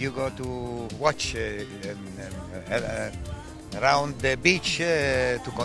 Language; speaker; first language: English; non-native, learner; Italian